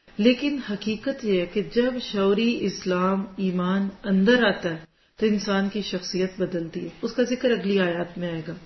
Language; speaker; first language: Urdu; native; Urdu